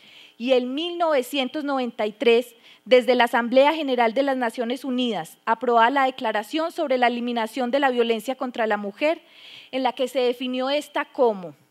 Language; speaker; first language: Spanish; native; Spanish